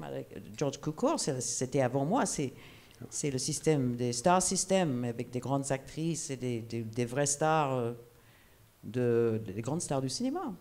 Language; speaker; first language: French; non-native, fluent; English